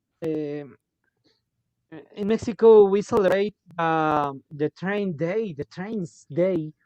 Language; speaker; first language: English; non-native, local second language; Spanish